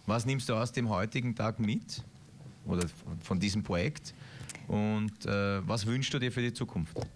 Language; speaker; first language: German; native; German